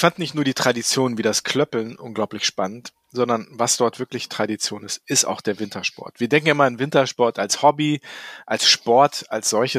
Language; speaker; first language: German; native; German